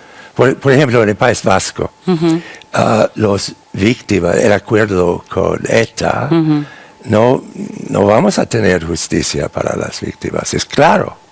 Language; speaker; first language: Spanish; non-native, fluent; English